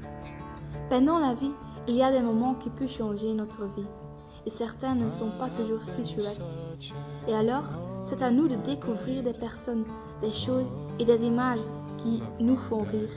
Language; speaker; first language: French; non-native, learner; Dutch